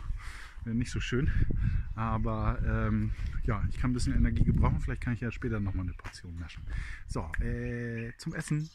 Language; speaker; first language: German; native; German